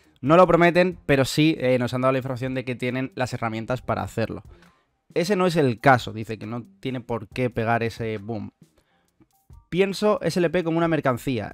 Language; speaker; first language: Spanish; native; Spanish